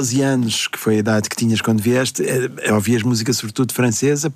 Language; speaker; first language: Portuguese; native; Portuguese